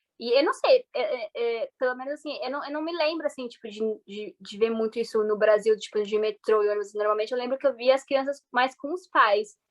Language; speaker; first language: Portuguese; native; Portuguese